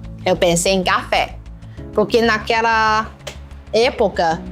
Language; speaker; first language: Portuguese; non-native, fluent; Chinese